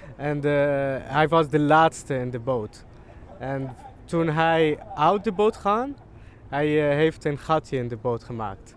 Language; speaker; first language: Dutch; non-native, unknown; Arabic